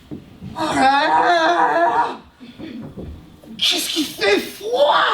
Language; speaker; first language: French; native; French